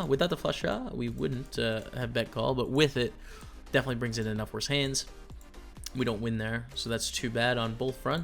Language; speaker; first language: English; native; English